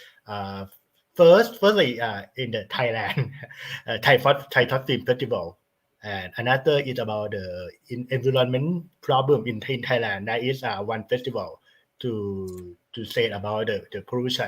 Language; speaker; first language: English; non-native, learner; Thai